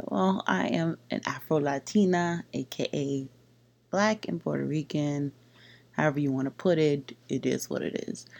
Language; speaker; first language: English; native; English